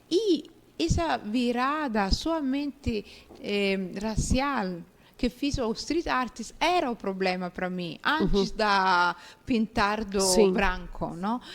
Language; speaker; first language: Portuguese; non-native, fluent; Italian